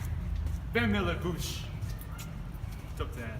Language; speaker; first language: French; non-native, learner; English